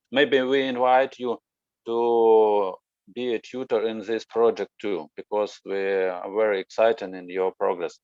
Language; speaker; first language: English; non-native, learner; Russian